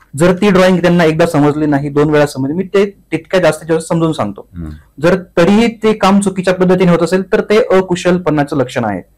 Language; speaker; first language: Marathi; native; Marathi